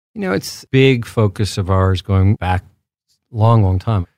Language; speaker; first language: English; early bilingual, other home language; Spanish